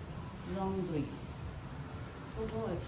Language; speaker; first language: Japanese; non-native, learner; Filipino